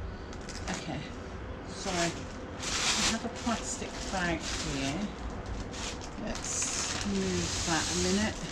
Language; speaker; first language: English; native; English